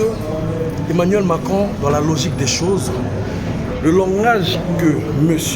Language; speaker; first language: French; non-native, local second language; Lingala